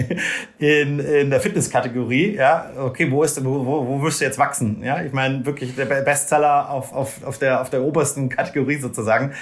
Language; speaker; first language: German; native; German